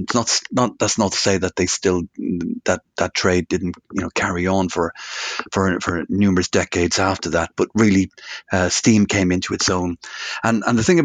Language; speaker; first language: English; native; English